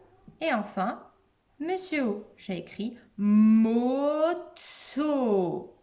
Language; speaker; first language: French; native; French